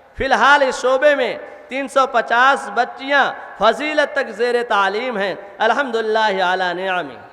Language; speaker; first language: Urdu; native; Urdu